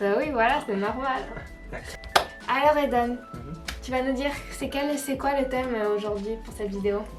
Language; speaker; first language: French; native; French